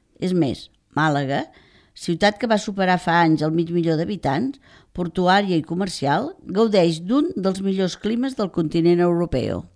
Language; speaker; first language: Catalan; native; Catalan